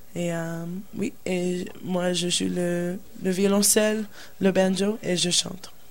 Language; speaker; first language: French; non-native, learner; English